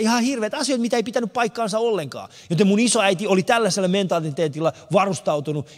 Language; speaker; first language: Finnish; early bilingual, other home language; Persian